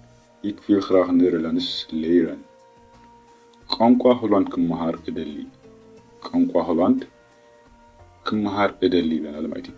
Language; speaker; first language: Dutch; non-native, learner; Tigrinya